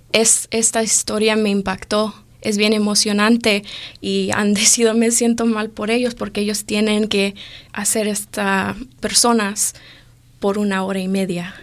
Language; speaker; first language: Spanish; early bilingual, other home language; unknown